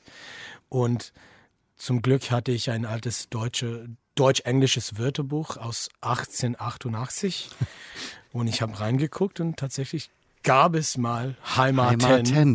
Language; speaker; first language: German; non-native, fluent; English